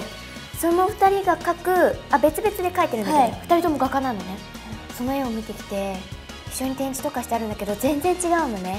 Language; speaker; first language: Japanese; native; Japanese